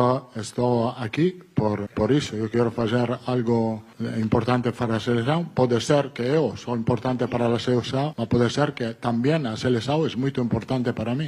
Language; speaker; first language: Spanish; non-native, fluent; Italian